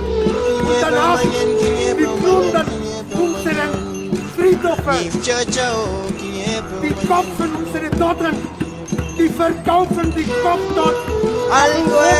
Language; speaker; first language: German; non-native, learner; Spanish